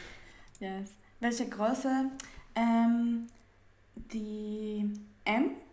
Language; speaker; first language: German; non-native, learner; Spanish